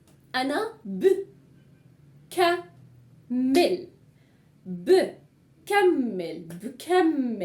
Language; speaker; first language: Arabic; native; Arabic